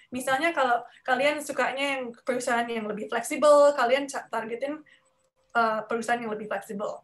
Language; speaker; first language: Indonesian; early bilingual, heritage; Indonesian